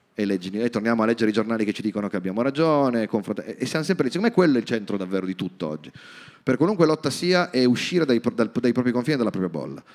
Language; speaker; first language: Italian; native; Italian